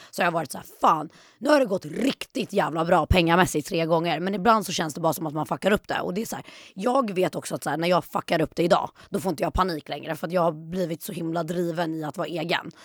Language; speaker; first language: Swedish; native; Swedish